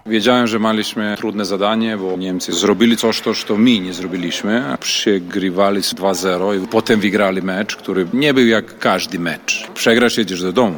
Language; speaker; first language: Polish; non-native, fluent; Serbian